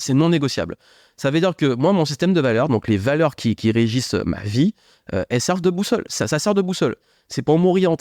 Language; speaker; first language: French; native; French